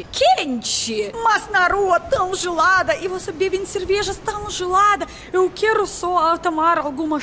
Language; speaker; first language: Portuguese; non-native, learner; Russian